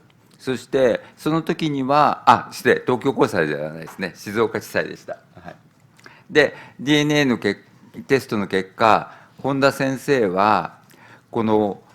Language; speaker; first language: Japanese; native; Japanese